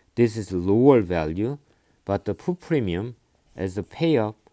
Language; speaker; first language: English; non-native, fluent; Korean